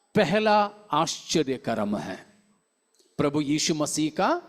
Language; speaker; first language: Hindi; non-native, local second language; Malayalam